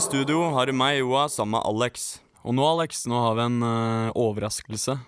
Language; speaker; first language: Norwegian; native; Norwegian